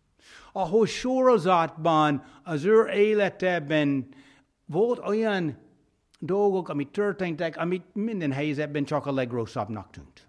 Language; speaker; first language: Hungarian; non-native, fluent; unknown